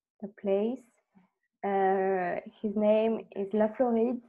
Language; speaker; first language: English; non-native, learner; French